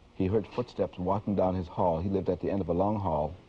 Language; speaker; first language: English; native; English